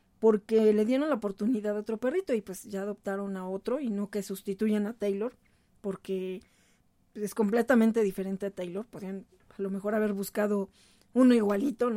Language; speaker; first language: Spanish; native; Spanish